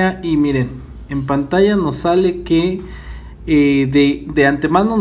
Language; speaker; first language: Spanish; native; Spanish